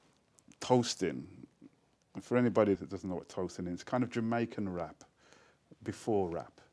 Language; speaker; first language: English; native; English